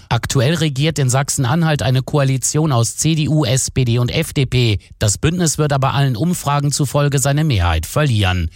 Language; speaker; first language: German; native; German